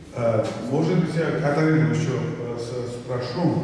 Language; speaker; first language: Russian; non-native, fluent; Georgian